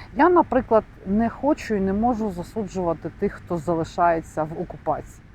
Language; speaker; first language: Ukrainian; non-native, local second language; Russian